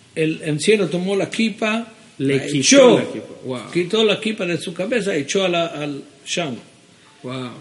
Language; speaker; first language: Spanish; early bilingual, heritage; Spanish